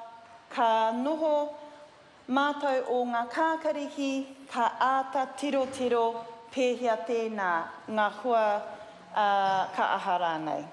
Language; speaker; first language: Māori; non-native, learner; English